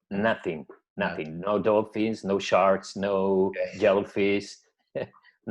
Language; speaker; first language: English; non-native, learner; Spanish